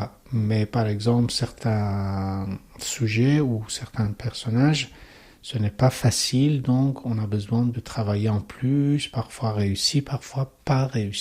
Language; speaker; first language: French; non-native, learner; Persian